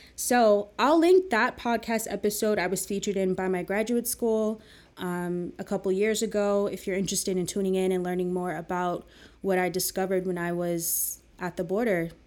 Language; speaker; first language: English; early bilingual, other home language; Akan